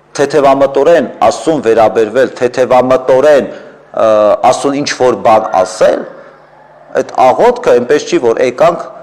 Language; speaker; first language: Armenian; native; Armenian